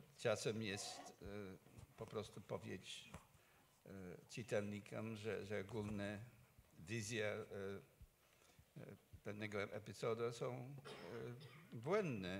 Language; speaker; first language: Polish; non-native, fluent; English